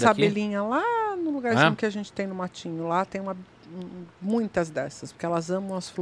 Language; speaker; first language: Portuguese; native; Portuguese